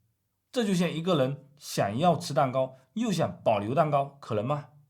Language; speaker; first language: Chinese; native; Chinese